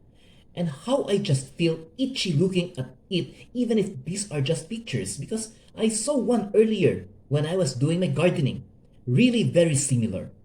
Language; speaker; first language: English; non-native, local second language; Hiligaynon